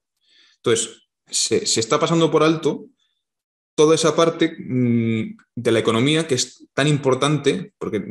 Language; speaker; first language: Spanish; native; Spanish